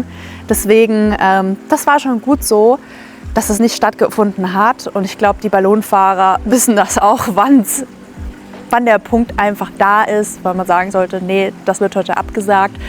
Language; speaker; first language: German; native; German